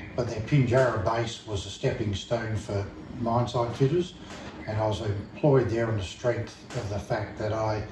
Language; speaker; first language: English; native; English